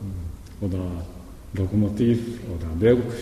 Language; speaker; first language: German; non-native, learner; Japanese